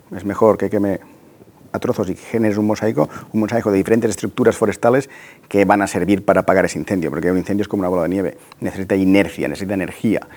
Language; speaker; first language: Spanish; native; Spanish